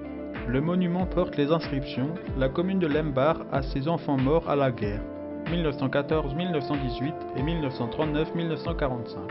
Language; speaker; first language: French; native; French